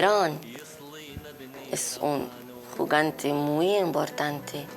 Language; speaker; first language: Spanish; non-native, learner; Arabic